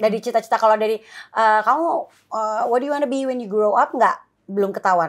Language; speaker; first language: Indonesian; native; Indonesian